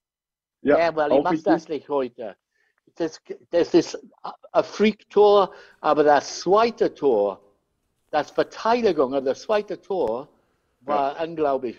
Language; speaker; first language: German; non-native, learner; English